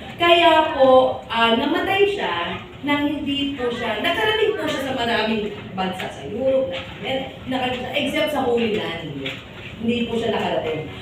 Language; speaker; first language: Filipino; native; Filipino